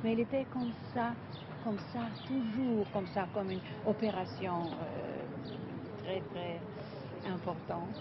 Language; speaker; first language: French; non-native, fluent; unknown